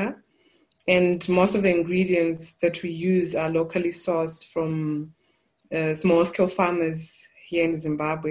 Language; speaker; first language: English; non-native, local second language; Shona